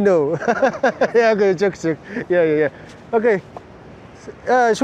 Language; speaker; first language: English; non-native, learner; Mongolian